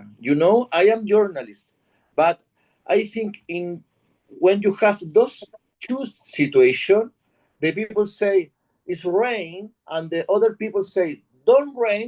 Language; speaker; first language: English; non-native, learner; Spanish